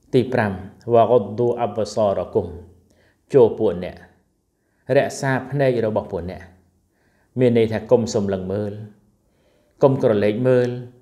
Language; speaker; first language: Khmer; non-native, local second language; Eastern Cham